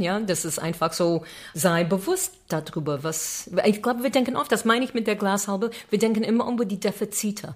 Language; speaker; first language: German; non-native, fluent; English